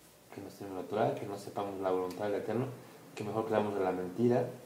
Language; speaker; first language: Spanish; native; Spanish